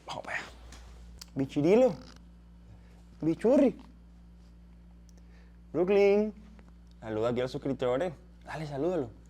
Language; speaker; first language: Spanish; native; Spanish